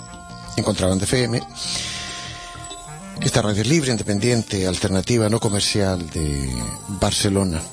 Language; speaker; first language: Spanish; native; Spanish